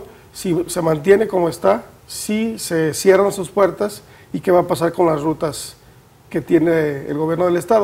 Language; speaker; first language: Spanish; native; Spanish